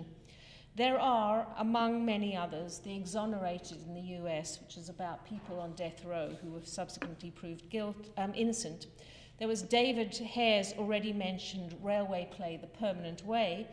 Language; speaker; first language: English; native; English